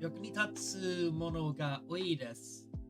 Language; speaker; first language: Japanese; non-native, learner; English